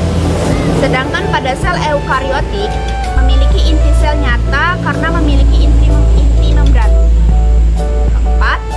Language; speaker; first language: Indonesian; native; Indonesian